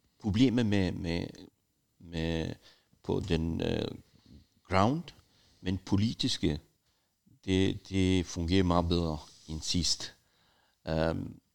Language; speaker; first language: Danish; non-native, fluent; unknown